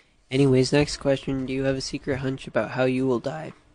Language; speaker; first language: English; native; English